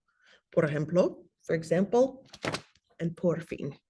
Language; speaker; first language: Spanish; non-native, fluent; English